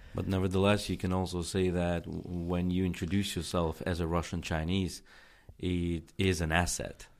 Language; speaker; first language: English; non-native, fluent; Tajik